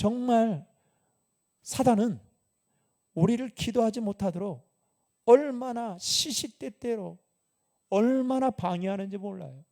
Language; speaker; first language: Korean; native; Korean